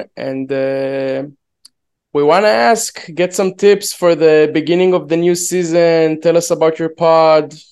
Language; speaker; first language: English; non-native, fluent; Hebrew